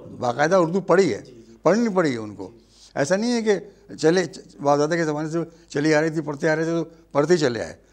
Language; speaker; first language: Urdu; native; Urdu